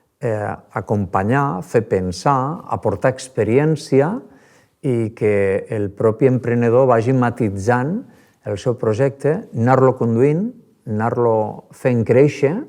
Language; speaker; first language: Catalan; native; Catalan